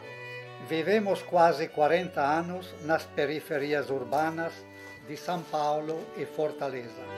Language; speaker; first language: Portuguese; non-native, fluent; Italian